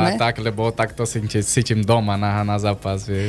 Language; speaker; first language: Slovak; non-native, learner; Portuguese